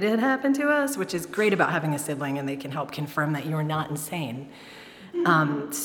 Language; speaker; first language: English; native; English